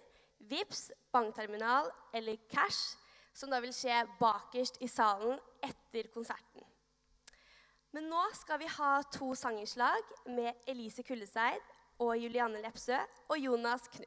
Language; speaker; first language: Norwegian; native; Norwegian